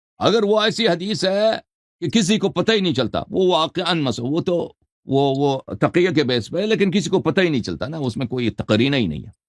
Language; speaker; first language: Urdu; non-native, fluent; Persian